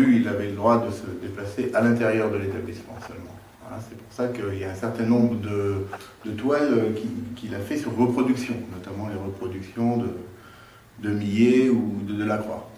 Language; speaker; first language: French; native; French